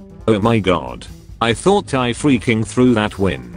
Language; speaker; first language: English; native; English